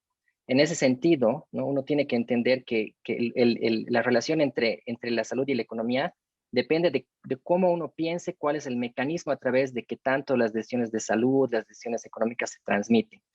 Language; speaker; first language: Spanish; native; Spanish